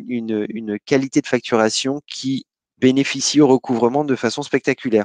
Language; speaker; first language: French; native; French